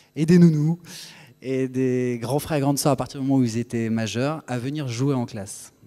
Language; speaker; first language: French; native; French